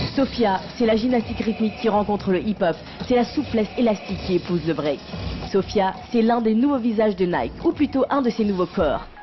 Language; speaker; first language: French; native; French